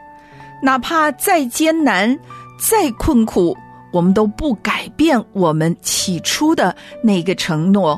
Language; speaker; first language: Chinese; native; Chinese